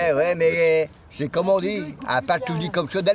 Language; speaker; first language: French; native; French